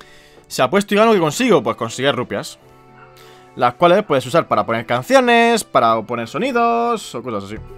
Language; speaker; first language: Spanish; native; Spanish